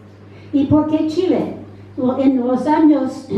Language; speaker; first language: Spanish; non-native, fluent; English